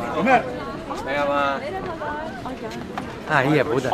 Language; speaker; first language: Turkish; non-native, learner; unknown